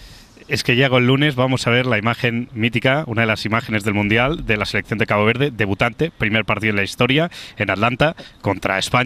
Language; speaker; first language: Spanish; native; Spanish